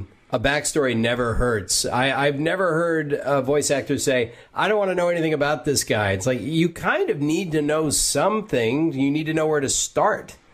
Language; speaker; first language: English; native; English